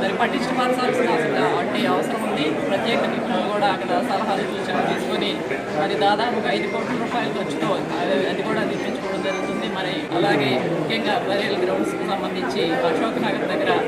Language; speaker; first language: Telugu; native; Telugu